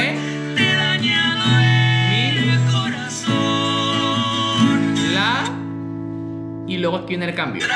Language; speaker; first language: Spanish; native; Spanish